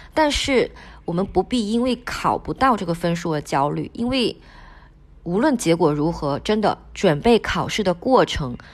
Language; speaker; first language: Chinese; non-native, local second language; Min Nan Chinese